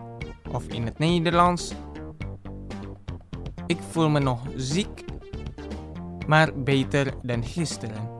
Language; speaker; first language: Dutch; non-native, fluent; Indonesian